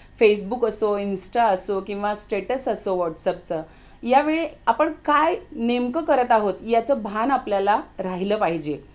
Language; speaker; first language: Marathi; native; Marathi